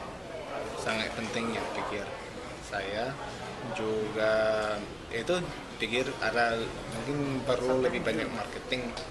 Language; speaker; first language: Indonesian; non-native, learner; English